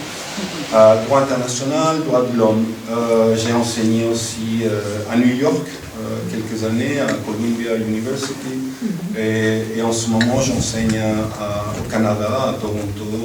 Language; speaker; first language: French; non-native, fluent; Spanish